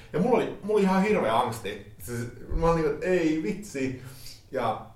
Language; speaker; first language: Finnish; early bilingual, heritage; Finnish